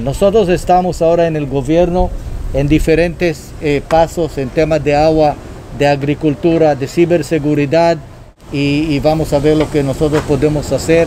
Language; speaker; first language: Spanish; non-native, fluent; Hebrew